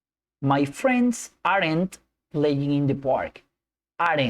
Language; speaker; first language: English; non-native, fluent; Spanish